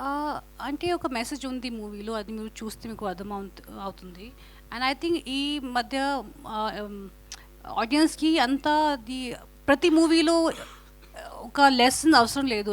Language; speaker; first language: Telugu; non-native, fluent; Hindi